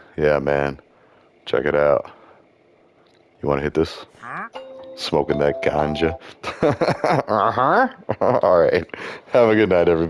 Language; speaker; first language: English; native; English